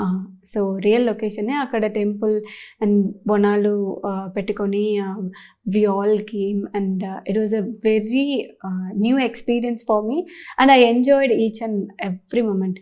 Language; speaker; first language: Telugu; non-native, learner; Tamil